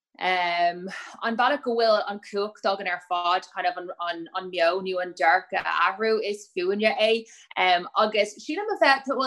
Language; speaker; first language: Irish; native; Irish